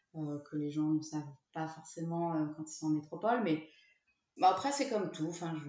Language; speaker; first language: French; native; French